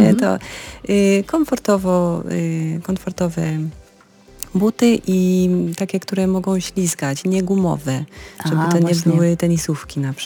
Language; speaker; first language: Polish; non-native, fluent; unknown